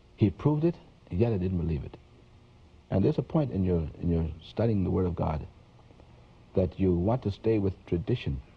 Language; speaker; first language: English; native; English